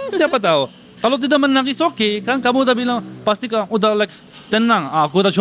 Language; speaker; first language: Indonesian; non-native, learner; Turkish